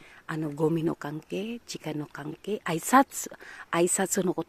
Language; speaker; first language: Japanese; non-native, learner; Filipino